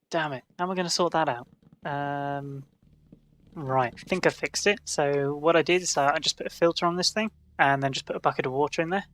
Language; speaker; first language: English; native; English